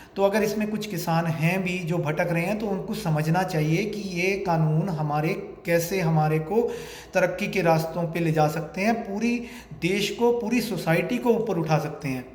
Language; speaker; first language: Hindi; native; Hindi